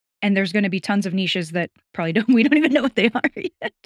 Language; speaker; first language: English; native; English